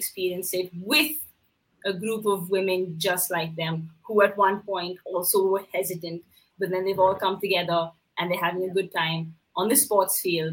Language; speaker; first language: English; non-native, local second language; Hindi